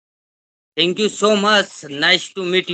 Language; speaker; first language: English; non-native, learner; Hindi